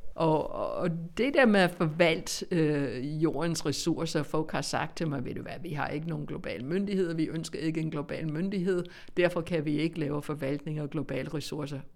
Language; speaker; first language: Danish; non-native, fluent; English